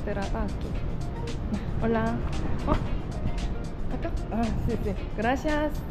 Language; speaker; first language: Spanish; non-native, learner; Korean